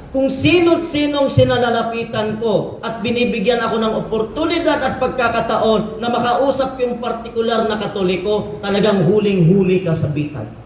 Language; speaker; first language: Filipino; non-native, local second language; Cebuano